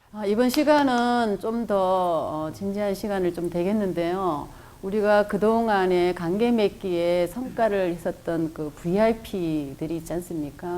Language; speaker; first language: Korean; native; Korean